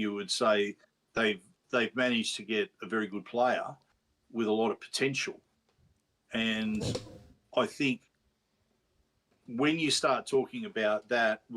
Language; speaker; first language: English; native; English